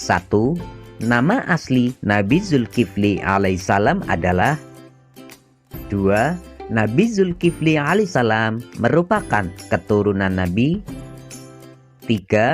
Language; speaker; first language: Indonesian; native; Indonesian